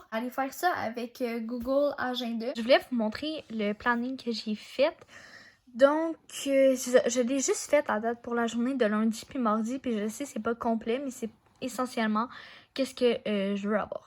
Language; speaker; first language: French; native; French